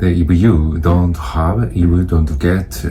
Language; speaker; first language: English; non-native, learner; Japanese